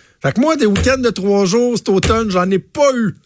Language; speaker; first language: French; native; French